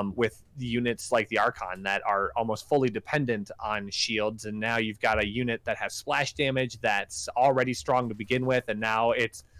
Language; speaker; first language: English; native; English